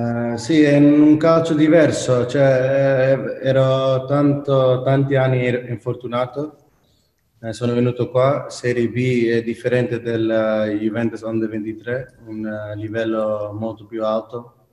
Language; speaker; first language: Italian; non-native, fluent; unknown